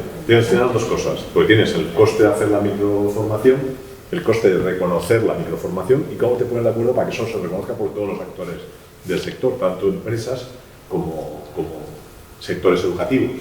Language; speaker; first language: Spanish; native; Spanish